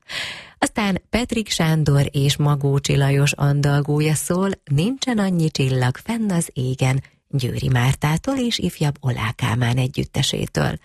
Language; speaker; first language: Hungarian; native; Hungarian